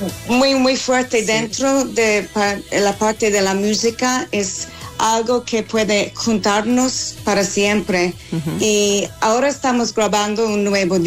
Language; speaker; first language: Spanish; non-native, fluent; English